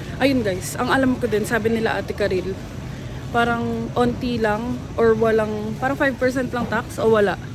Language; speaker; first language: Filipino; native; Filipino